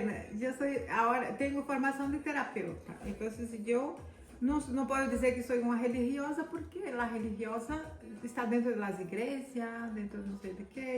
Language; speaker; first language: Spanish; non-native, fluent; Portuguese